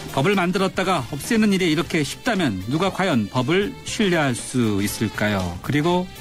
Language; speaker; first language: Korean; native; Korean